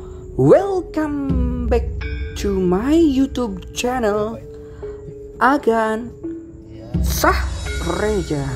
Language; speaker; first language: English; non-native, learner; Indonesian